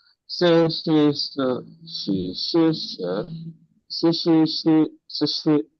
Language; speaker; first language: Chinese; non-native, learner; Burmese